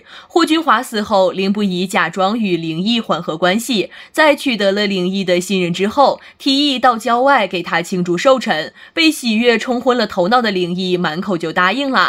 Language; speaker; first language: Chinese; native; Chinese